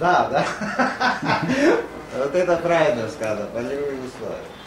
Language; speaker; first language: Russian; non-native, fluent; Georgian